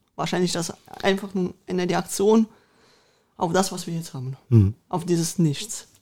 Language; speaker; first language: German; early bilingual, other home language; Russian